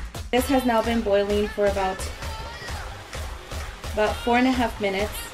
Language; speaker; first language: English; early bilingual, other home language; Spanish